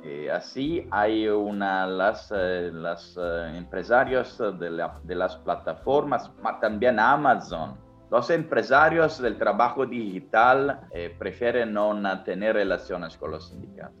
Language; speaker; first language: Spanish; non-native, fluent; Italian